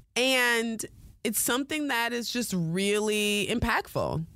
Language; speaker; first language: English; native; English